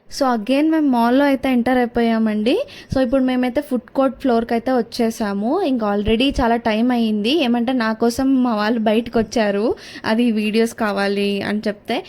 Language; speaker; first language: Telugu; non-native, local second language; Kannada